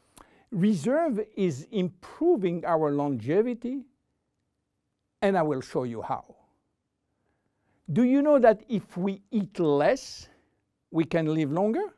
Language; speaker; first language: English; non-native, fluent; French